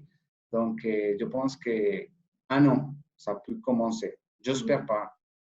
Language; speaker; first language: French; non-native, fluent; Spanish